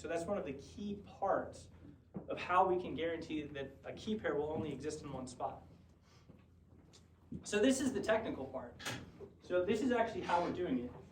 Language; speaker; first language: English; native; English